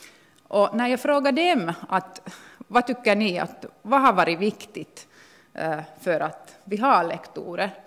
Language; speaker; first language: Swedish; non-native, local second language; Finnish